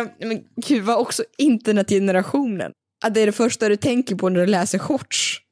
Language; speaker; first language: Swedish; early bilingual, other home language; Russian